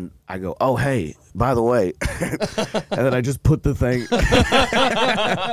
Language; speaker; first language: English; native; English